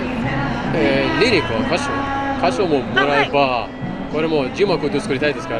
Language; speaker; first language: Japanese; non-native, learner; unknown